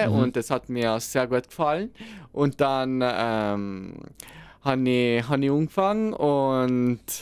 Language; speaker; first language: German; non-native, local second language; Italian